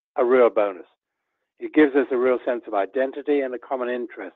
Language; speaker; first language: English; native; English